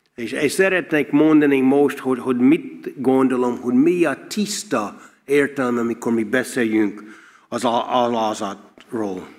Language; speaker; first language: Hungarian; non-native, learner; English